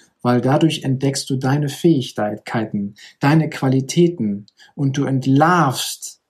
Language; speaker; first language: German; native; German